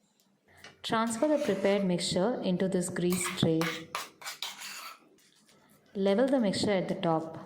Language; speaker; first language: English; non-native, local second language; Tamil